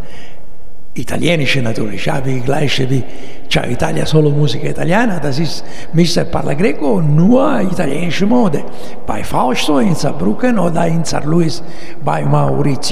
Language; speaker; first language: German; non-native, fluent; Italian